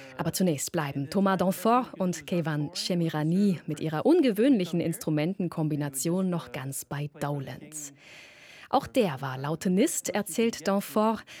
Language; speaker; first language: German; native; German